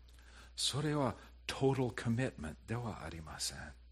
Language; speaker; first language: Japanese; non-native, fluent; English